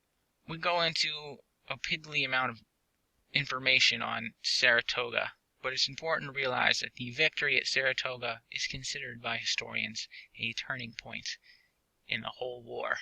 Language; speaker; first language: English; native; English